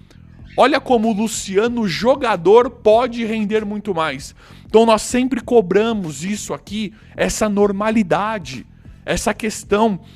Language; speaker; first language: Portuguese; native; Portuguese